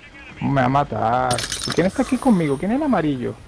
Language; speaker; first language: Spanish; native; Spanish